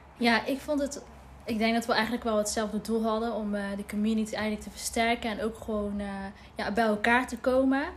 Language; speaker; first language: Dutch; early bilingual, other home language; Somali